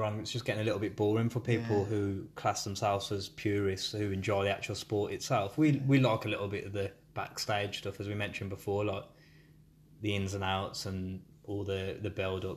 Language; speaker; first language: English; native; English